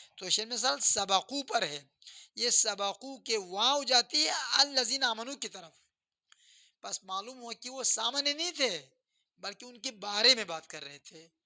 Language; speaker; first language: Urdu; non-native, local second language; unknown